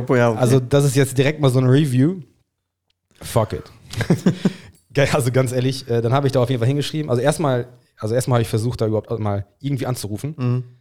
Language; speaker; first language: German; non-native, fluent; English